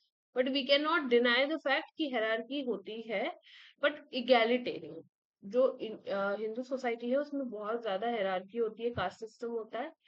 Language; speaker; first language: Hindi; native; Hindi